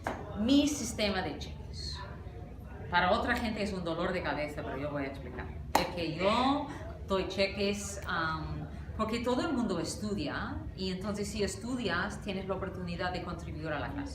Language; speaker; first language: Spanish; non-native, fluent; English